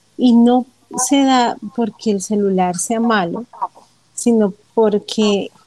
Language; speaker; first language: Spanish; native; Spanish